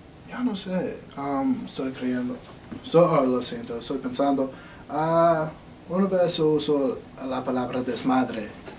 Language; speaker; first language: Spanish; early bilingual, other home language; English